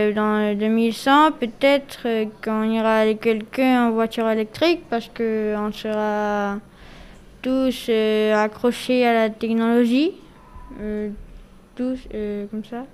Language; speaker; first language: French; early bilingual, heritage; French